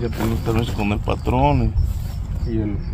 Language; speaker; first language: Spanish; native; Spanish